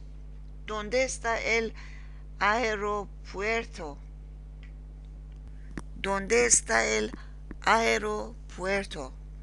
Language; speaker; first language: Spanish; non-native, learner; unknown